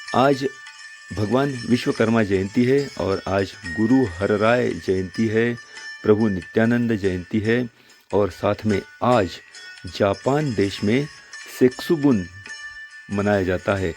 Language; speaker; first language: Hindi; non-native, local second language; Marathi